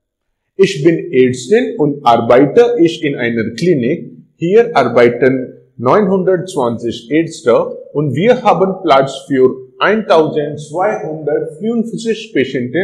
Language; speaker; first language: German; non-native, learner; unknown